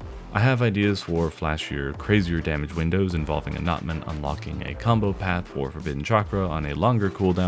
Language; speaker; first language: English; native; English